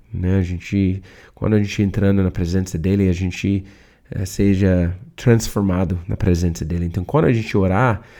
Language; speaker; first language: Portuguese; non-native, learner; English